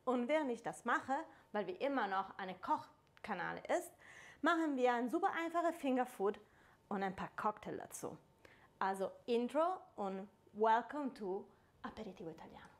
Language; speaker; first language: German; non-native, fluent; Italian